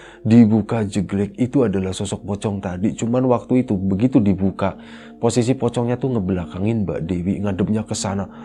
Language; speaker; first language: Indonesian; native; Indonesian